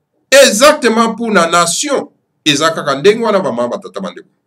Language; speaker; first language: French; non-native, local second language; Lingala